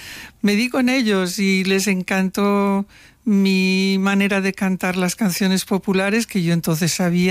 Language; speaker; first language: Spanish; non-native, local second language; Catalan